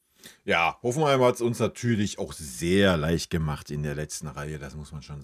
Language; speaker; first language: German; native; German